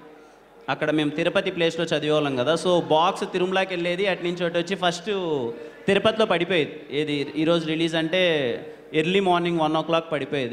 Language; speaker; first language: Telugu; native; Telugu